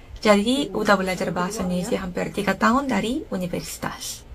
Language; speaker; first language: Indonesian; non-native, learner; Korean